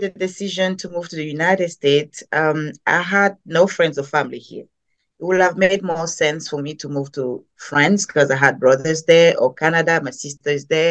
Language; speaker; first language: English; non-native, local second language; French